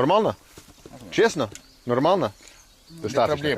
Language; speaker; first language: Russian; non-native, learner; English